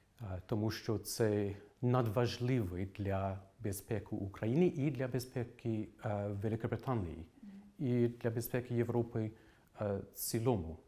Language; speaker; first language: Ukrainian; non-native, fluent; English